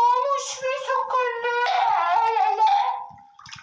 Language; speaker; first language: French; native; French